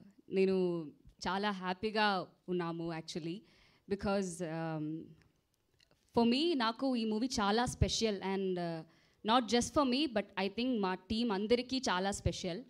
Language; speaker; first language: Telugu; non-native, learner; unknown